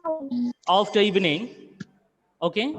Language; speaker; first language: English; non-native, local second language; Hindi